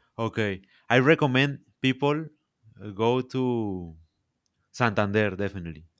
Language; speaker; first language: English; non-native, learner; Spanish